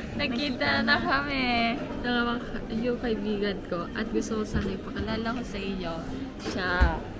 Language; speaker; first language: Filipino; early bilingual, heritage; Japanese